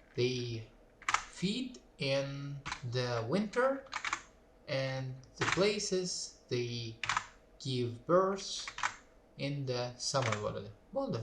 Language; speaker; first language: English; non-native, learner; Uzbek